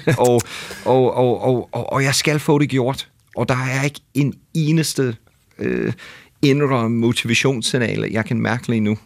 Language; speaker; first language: Danish; non-native, fluent; English